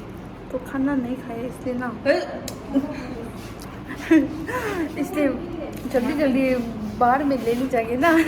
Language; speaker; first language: Hindi; non-native, learner; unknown